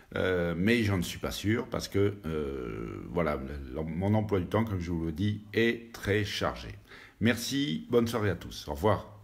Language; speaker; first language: French; native; French